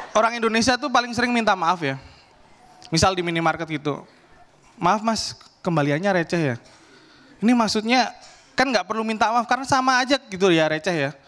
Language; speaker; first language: Indonesian; native; Indonesian